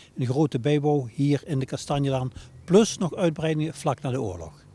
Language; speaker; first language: Dutch; native; Dutch